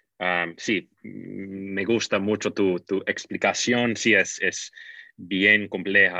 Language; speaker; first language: Spanish; non-native, fluent; English